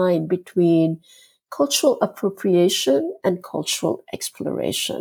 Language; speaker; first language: English; non-native, local second language; Gujarati